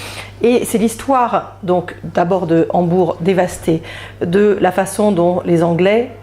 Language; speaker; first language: French; native; French